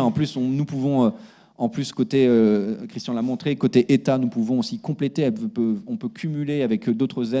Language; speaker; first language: French; native; French